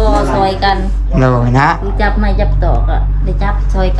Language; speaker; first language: Thai; non-native, local second language; Lao